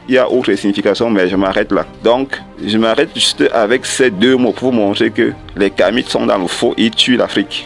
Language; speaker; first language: French; non-native, local second language; Kongo